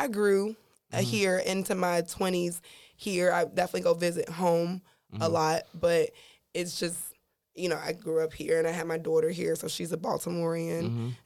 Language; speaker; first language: English; native; English